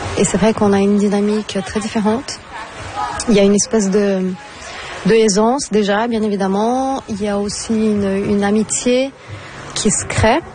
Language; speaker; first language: French; non-native, fluent; Portuguese